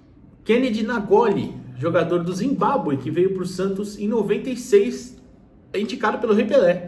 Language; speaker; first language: Portuguese; native; Portuguese